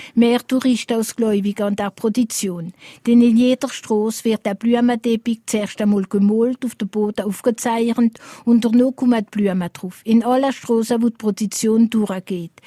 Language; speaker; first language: German; non-native, local second language; Swiss German